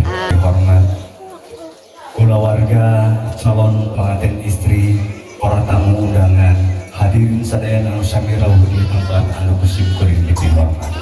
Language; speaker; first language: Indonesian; non-native, local second language; Sundanese